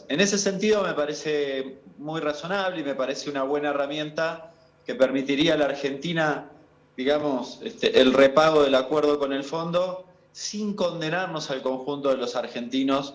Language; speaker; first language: Spanish; native; Spanish